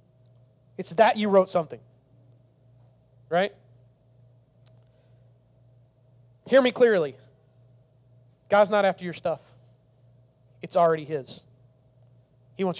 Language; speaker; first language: English; native; English